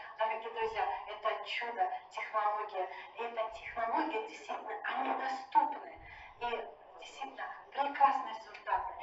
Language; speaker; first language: Russian; native; Russian